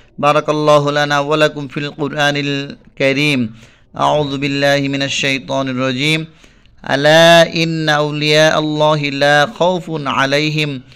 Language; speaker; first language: Arabic; non-native, fluent; Bangla